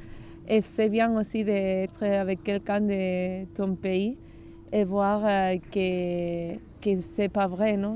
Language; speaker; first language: French; non-native, learner; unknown